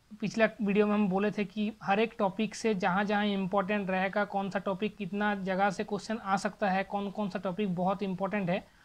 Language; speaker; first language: Hindi; non-native, local second language; Bangla